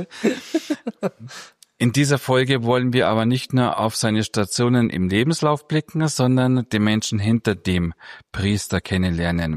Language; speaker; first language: German; native; German